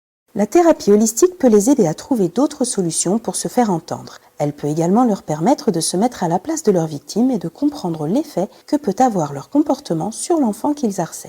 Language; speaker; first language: French; native; French